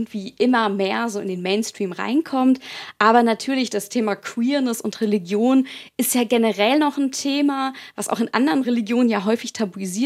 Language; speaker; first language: German; native; German